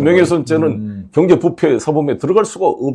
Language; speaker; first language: Korean; native; Korean